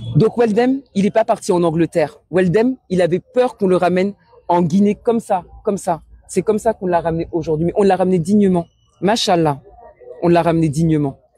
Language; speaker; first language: French; early bilingual, other home language; Wolof